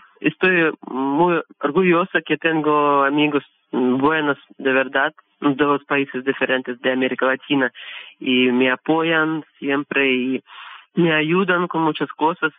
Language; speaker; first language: Spanish; non-native, learner; Russian